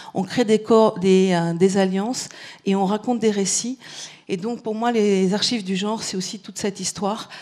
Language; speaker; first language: French; native; French